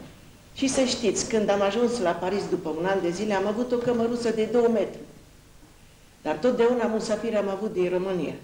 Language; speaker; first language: Romanian; non-native, local second language; Hungarian